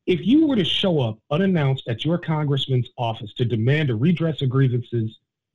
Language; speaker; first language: English; native; English